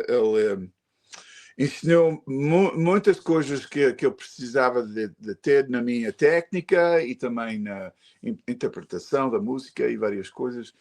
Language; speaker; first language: Portuguese; early bilingual, heritage; Portuguese